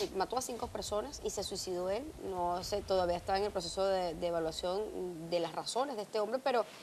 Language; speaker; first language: Spanish; native; Spanish